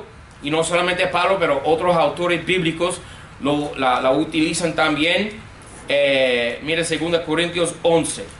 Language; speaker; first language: Spanish; non-native, fluent; English